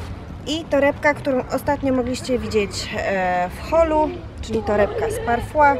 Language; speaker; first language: Polish; native; Polish